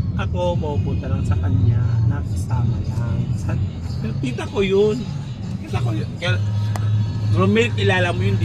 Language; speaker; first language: Filipino; non-native, local second language; Waray